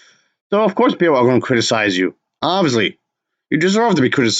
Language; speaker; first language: English; native; English